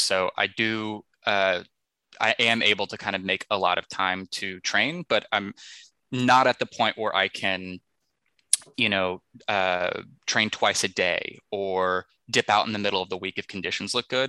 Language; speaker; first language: English; native; English